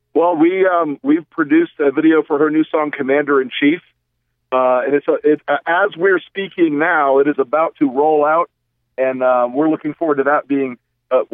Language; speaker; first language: English; native; English